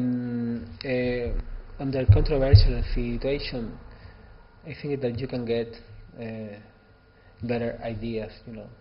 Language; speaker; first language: English; non-native, learner; Spanish